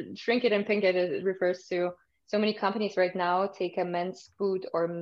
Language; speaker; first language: English; early bilingual, other home language; Russian